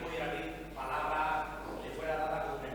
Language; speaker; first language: Spanish; native; Spanish